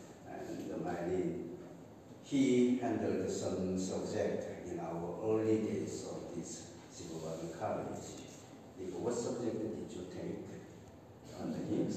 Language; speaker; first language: English; non-native, local second language; Cebuano